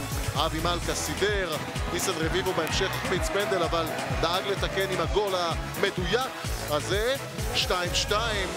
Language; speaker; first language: Hebrew; native; Hebrew